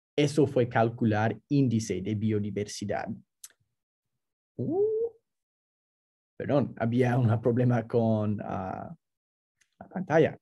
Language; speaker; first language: Spanish; non-native, fluent; English